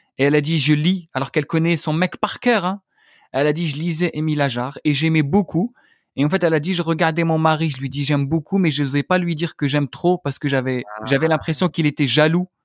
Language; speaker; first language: French; non-native, local second language; Arabic